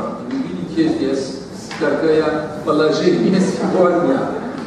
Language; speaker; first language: Russian; non-native, fluent; French